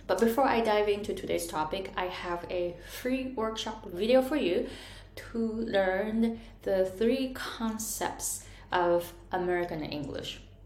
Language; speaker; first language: English; non-native, fluent; Japanese